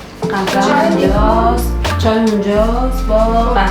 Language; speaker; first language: Persian; native; Persian